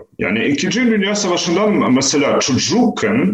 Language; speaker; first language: Turkish; non-native, fluent; Ukrainian